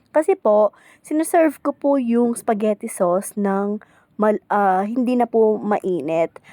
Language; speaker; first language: Filipino; non-native, local second language; Pampanga